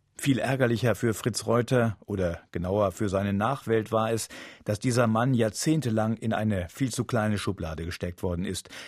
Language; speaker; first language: German; native; German